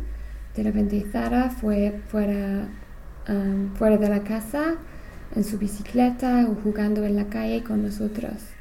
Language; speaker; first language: Spanish; non-native, learner; English